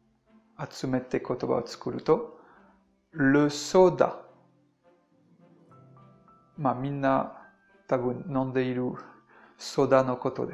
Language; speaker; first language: Japanese; non-native, fluent; French